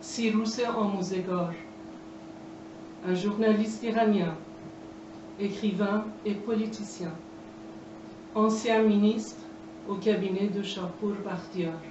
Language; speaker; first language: French; non-native, fluent; Persian